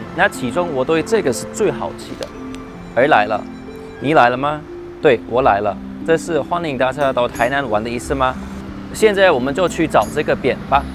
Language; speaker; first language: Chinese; non-native, fluent; German